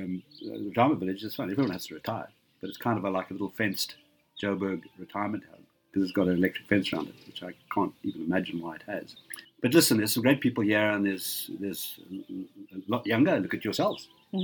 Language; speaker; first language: English; native; English